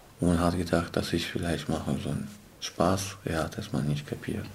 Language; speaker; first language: German; non-native, learner; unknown